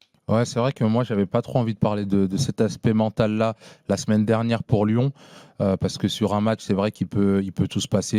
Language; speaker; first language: French; native; French